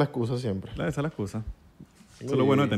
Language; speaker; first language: Spanish; native; Spanish